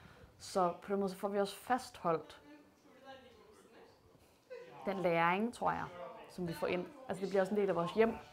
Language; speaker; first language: Danish; native; Danish